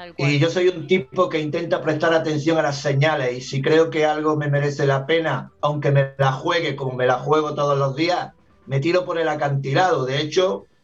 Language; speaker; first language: Spanish; native; Spanish